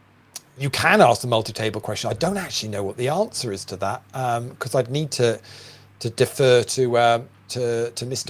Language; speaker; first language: English; native; English